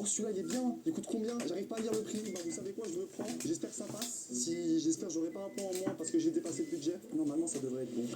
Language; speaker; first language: French; native; French